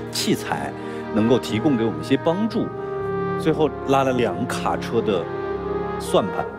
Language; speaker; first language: Chinese; native; Chinese